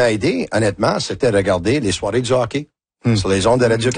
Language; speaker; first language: French; non-native, local second language; Italian